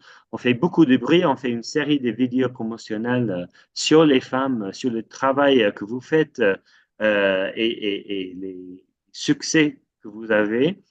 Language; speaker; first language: French; non-native, fluent; English